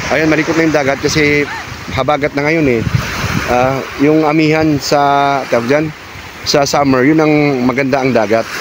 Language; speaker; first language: Filipino; non-native, local second language; Cebuano